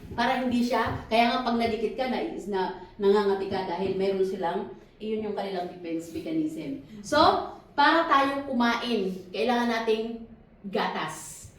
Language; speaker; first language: Filipino; non-native, local second language; Cebuano